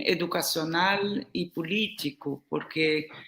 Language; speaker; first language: Spanish; non-native, fluent; Portuguese